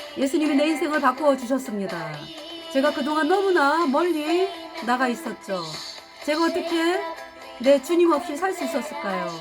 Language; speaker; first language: Korean; native; Korean